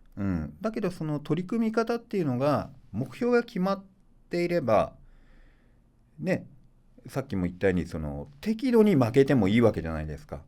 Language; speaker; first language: Japanese; native; Japanese